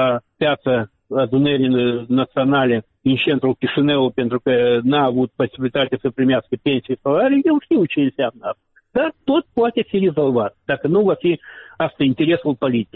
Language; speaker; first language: Romanian; non-native, local second language; Russian